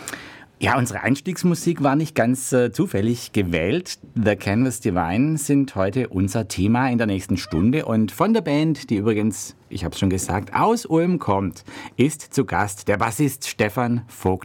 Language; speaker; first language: German; native; German